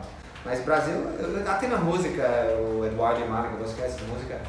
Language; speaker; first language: Portuguese; non-native, fluent; English